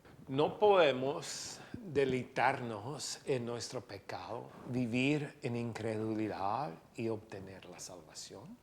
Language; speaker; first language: Spanish; non-native, fluent; English